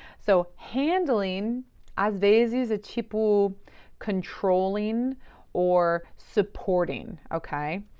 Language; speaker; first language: Portuguese; non-native, learner; English